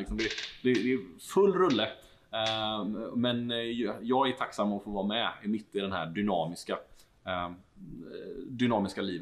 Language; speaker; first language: Swedish; native; Swedish